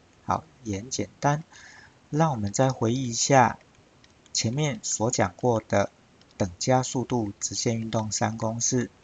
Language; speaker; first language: Chinese; native; Chinese